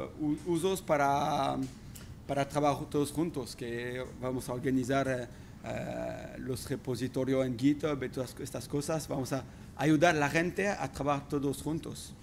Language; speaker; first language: Spanish; non-native, fluent; French